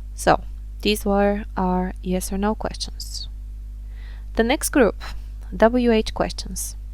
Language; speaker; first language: English; non-native, fluent; Bulgarian